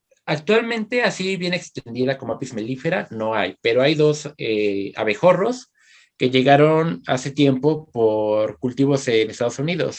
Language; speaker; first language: Spanish; native; Spanish